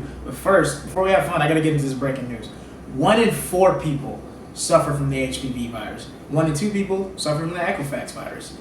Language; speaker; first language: English; native; English